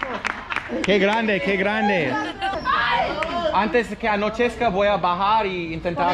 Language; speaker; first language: Spanish; native; Spanish